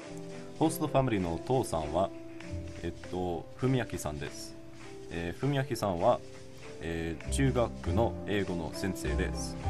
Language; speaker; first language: Japanese; non-native, learner; English